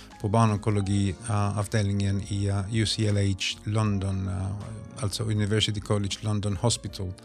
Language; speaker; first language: Swedish; non-native, fluent; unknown